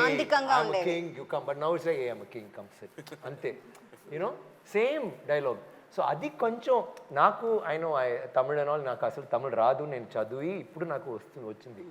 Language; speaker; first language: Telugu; non-native, local second language; Tamil